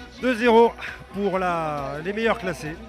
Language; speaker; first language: French; native; French